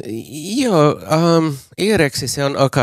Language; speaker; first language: Finnish; non-native, fluent; English